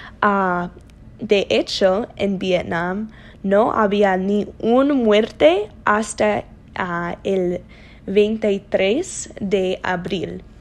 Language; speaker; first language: Spanish; non-native, learner; English